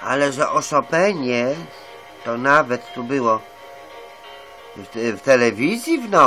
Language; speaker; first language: Polish; native; Polish